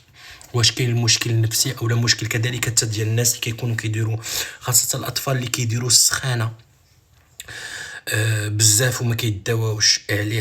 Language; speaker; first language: Arabic; native; Arabic